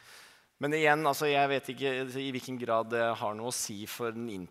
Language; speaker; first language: Norwegian; native; Norwegian